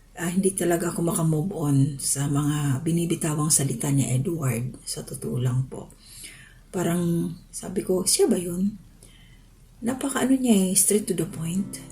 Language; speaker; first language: Filipino; non-native, local second language; Waray